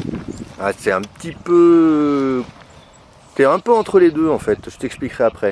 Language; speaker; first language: French; native; French